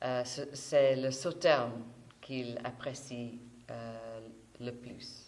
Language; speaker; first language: French; non-native, fluent; English